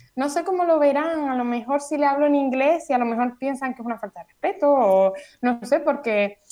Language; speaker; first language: Spanish; native; Spanish